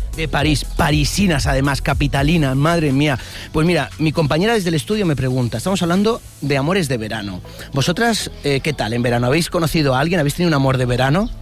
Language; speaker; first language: Spanish; native; Spanish